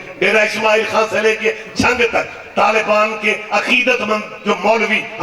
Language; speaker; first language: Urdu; non-native, local second language; Punjabi